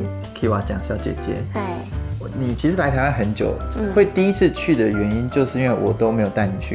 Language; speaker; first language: Chinese; native; Chinese